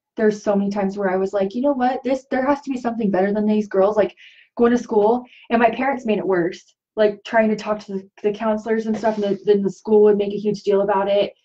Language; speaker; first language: English; native; English